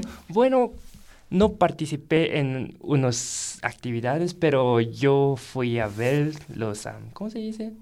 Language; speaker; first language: Spanish; non-native, fluent; Japanese